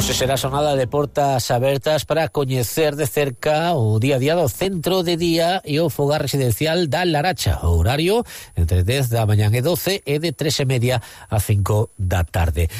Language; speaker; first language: Galician; native; Galician